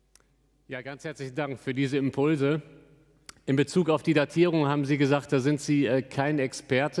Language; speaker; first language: German; native; German